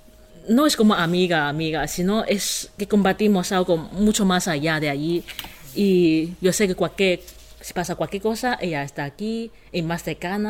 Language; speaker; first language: Spanish; non-native, fluent; Chinese